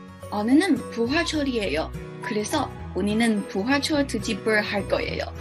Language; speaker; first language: Korean; non-native, learner; English